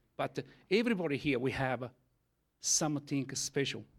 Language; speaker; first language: English; non-native, learner; Italian